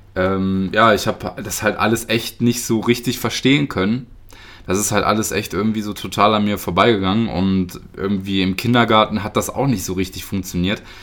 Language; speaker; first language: German; early bilingual, other home language; Russian